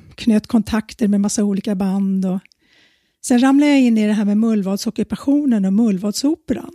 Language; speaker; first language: Swedish; native; Swedish